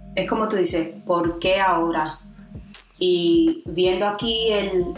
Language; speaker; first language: Spanish; early bilingual, heritage; Spanish